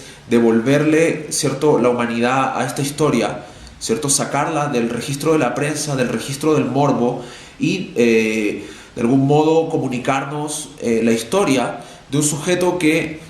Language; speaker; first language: Spanish; native; Spanish